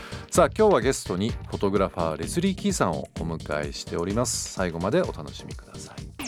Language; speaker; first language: Japanese; native; Japanese